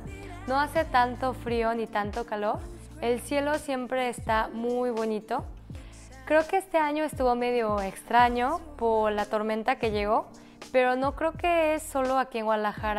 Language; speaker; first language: Spanish; early bilingual, other home language; Korean